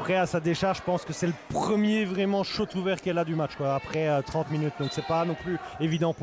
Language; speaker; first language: French; native; French